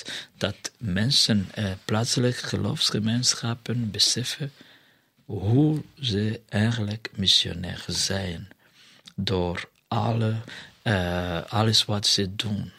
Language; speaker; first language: Dutch; non-native, fluent; Kinyarwanda